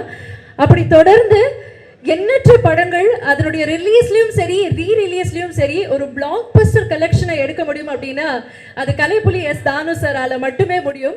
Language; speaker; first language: Tamil; native; Tamil